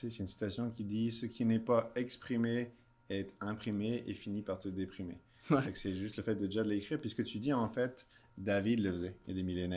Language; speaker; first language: French; native; French